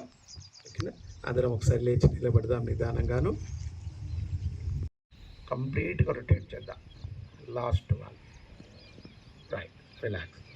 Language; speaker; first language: Telugu; native; Telugu